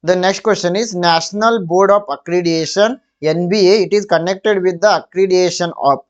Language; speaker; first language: English; non-native, local second language; Kannada